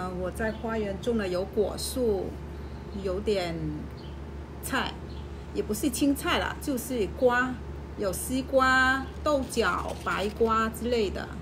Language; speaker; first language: Chinese; non-native, local second language; Cantonese